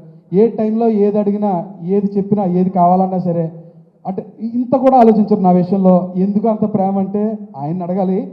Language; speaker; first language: Telugu; native; Telugu